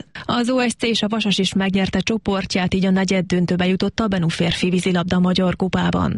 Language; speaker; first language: Hungarian; native; Hungarian